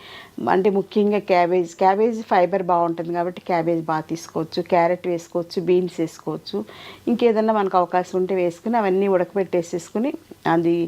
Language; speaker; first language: Telugu; native; Telugu